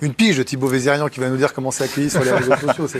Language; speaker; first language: French; native; French